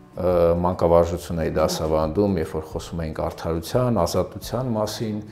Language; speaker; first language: Armenian; early bilingual, other home language; Russian